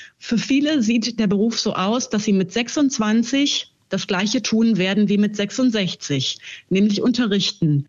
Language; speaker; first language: German; native; German